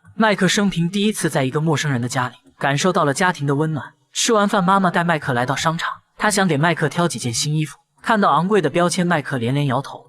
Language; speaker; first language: Chinese; native; Chinese